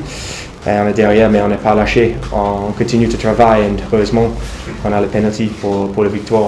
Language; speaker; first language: French; non-native, fluent; English